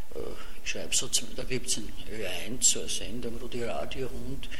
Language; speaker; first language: German; non-native, local second language; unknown